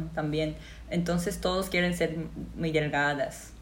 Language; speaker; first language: Spanish; non-native, fluent; Japanese